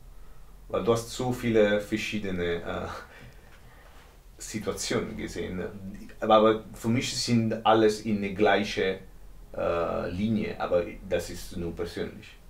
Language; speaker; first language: German; non-native, learner; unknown